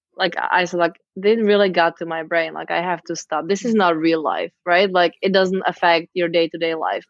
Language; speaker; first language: English; non-native, fluent; Czech